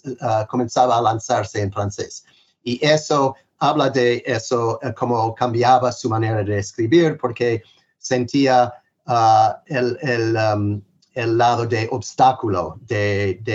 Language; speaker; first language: Spanish; non-native, fluent; English